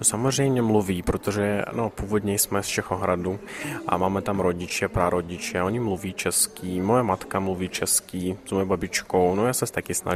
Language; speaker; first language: Czech; early bilingual, heritage; Czech